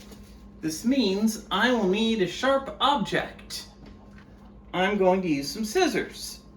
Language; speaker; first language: English; native; English